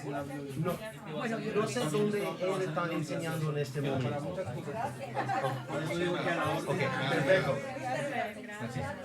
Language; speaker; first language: Spanish; non-native, fluent; English